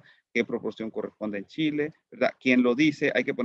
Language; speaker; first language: Spanish; native; Spanish